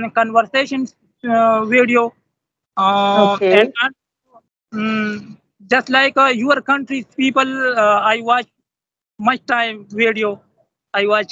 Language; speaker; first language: English; non-native, local second language; Pashto